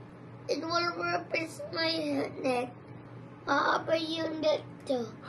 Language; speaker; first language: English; early bilingual, other home language; Filipino